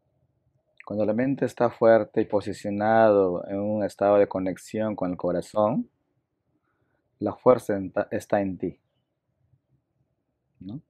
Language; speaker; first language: Spanish; non-native, local second language; Shipibo-Conibo